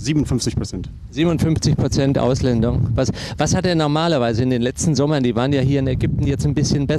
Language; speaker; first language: German; native; German